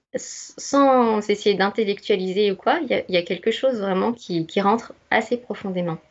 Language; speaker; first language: French; native; French